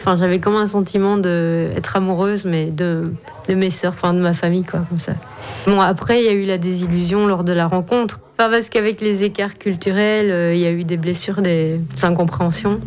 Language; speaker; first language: French; native; French